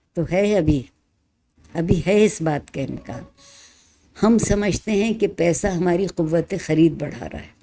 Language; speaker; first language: Urdu; native; Urdu